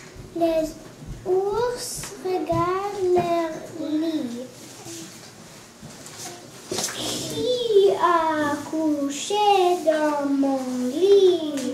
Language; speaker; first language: French; non-native, learner; English